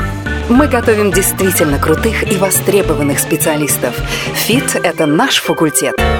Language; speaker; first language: Russian; native; Russian